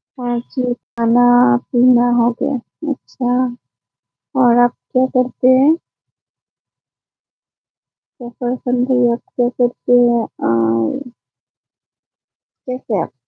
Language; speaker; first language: Hindi; non-native, local second language; Assamese